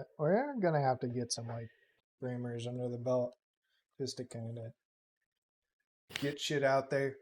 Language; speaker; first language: English; native; English